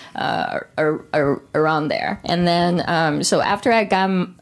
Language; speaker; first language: English; non-native, fluent; Korean